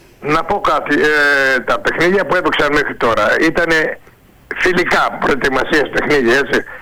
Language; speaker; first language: Greek; native; Greek